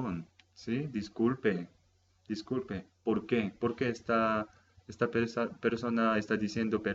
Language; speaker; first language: Spanish; non-native, fluent; Japanese